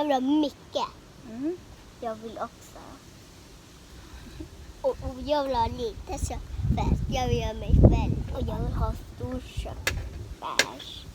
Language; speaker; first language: Swedish; early bilingual, other home language; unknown